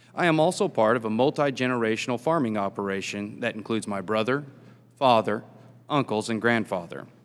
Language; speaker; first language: English; native; English